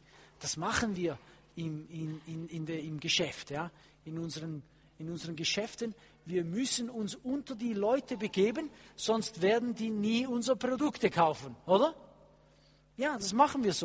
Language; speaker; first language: German; non-native, fluent; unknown